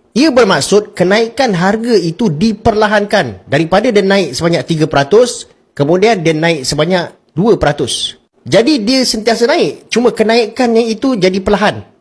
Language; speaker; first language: Malay; native; Malay